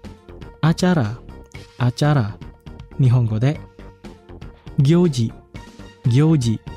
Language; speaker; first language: Japanese; non-native, fluent; Indonesian